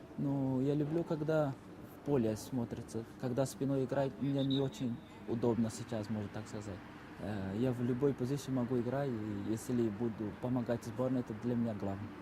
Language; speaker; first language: Russian; non-native, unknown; Portuguese